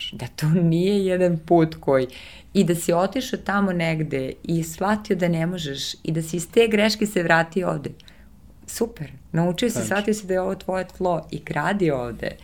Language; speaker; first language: Serbian; early bilingual, heritage; Serbian